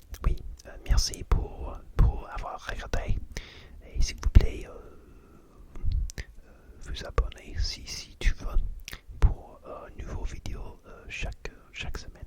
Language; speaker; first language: French; non-native, learner; English